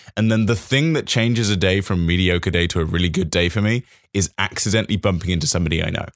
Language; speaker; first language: English; native; English